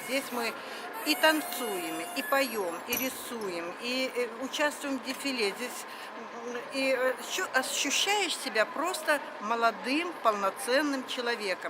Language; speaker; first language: Russian; native; Russian